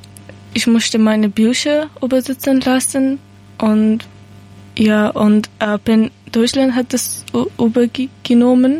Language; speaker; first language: German; non-native, learner; Persian